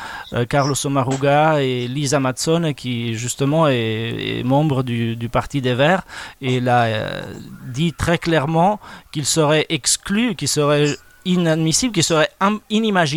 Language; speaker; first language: French; non-native, fluent; Spanish